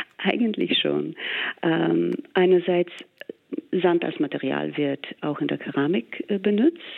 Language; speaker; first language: German; non-native, fluent; English